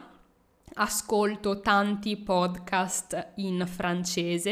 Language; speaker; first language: Italian; native; Italian